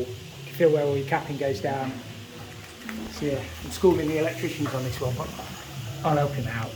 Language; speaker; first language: English; native; English